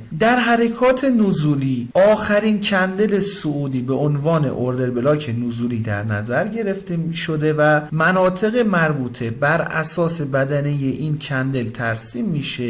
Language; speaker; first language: Persian; native; Persian